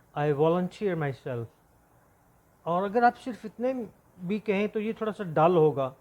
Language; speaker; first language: Urdu; non-native, local second language; Punjabi